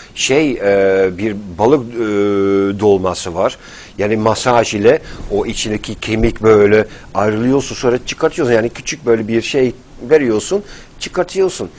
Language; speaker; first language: Turkish; non-native, fluent; Dutch